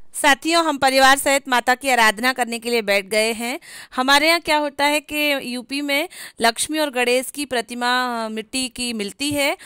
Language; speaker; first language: Hindi; native; Hindi